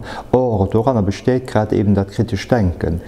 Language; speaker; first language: German; non-native, local second language; Luxembourgish